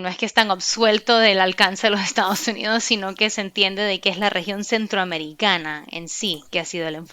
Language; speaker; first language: Spanish; native; Spanish